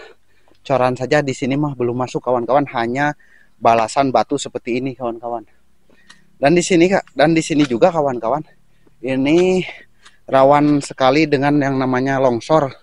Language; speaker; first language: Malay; non-native, local second language; Sundanese